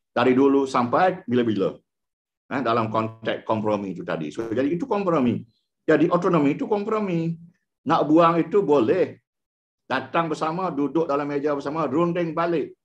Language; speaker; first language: Malay; non-native, local second language; Iban